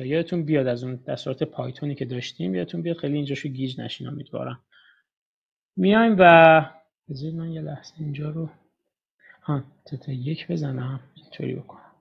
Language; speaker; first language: Persian; native; Persian